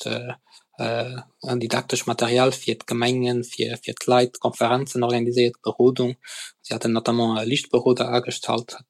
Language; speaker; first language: Luxembourgish; non-native, fluent; French